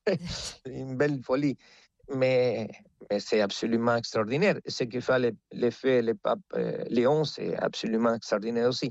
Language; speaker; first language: French; non-native, fluent; Spanish